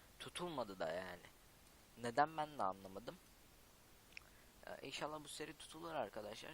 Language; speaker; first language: Turkish; native; Turkish